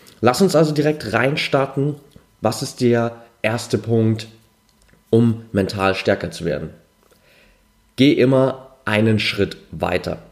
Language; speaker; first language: German; native; German